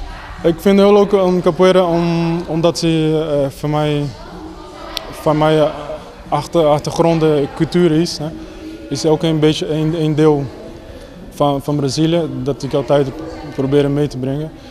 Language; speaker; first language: Dutch; non-native, fluent; Portuguese